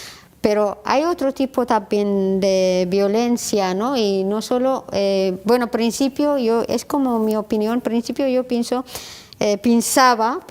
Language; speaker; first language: Spanish; non-native, learner; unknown